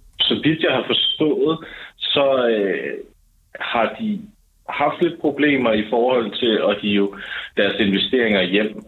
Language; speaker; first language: Danish; native; Danish